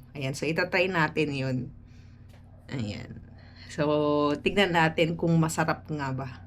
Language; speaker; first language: Filipino; native; Filipino